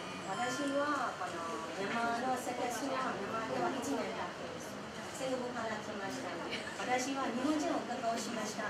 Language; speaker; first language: Japanese; non-native, learner; Burmese